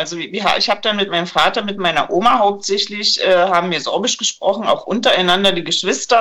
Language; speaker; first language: German; native; German